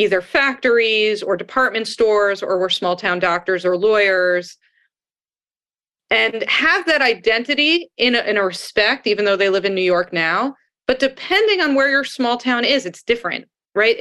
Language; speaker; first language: English; native; English